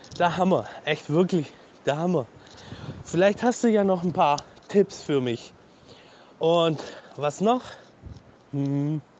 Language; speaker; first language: German; native; German